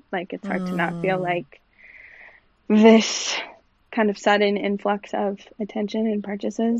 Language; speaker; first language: English; native; English